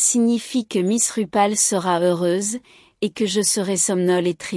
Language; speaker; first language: French; non-native, learner; Chinese